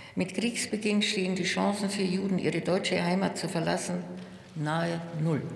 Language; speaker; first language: German; native; German